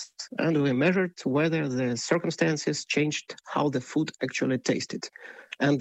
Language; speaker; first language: English; non-native, fluent; Russian